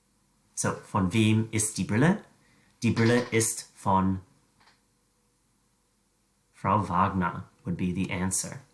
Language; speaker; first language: German; non-native, fluent; English